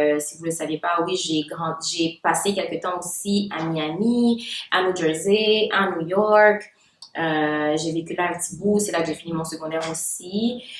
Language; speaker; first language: French; non-native, local second language; Haitian Creole